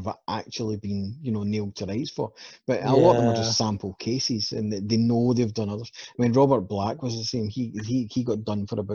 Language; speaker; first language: English; native; English